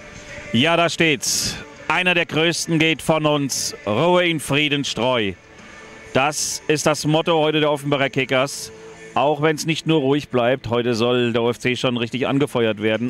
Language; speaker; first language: German; native; German